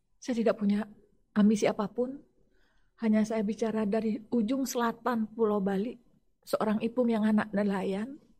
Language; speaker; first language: Indonesian; native; Indonesian